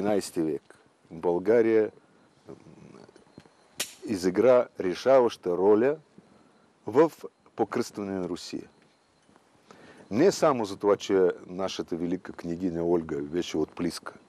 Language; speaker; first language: Bulgarian; non-native, fluent; Russian